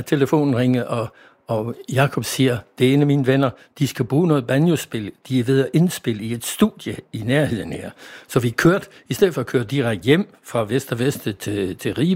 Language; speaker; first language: Danish; non-native, fluent; English